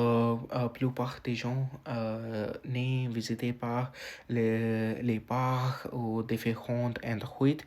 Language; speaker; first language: French; non-native, learner; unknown